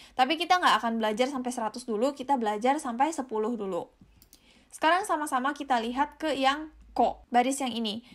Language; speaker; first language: Indonesian; native; Indonesian